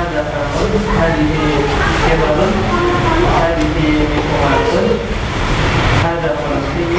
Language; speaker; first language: Arabic; non-native, learner; Indonesian